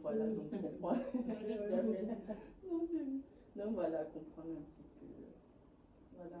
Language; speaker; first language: French; native; French